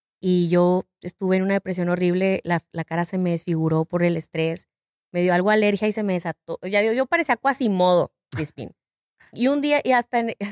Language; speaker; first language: Spanish; native; Spanish